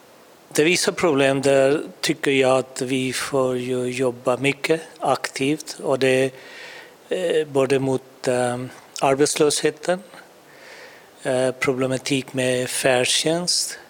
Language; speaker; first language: Swedish; non-native, fluent; Urdu